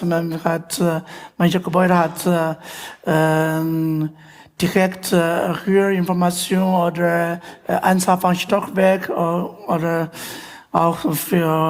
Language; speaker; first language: German; non-native, learner; Chinese